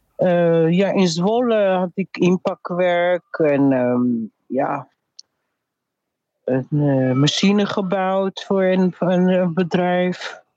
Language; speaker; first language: Dutch; non-native, fluent; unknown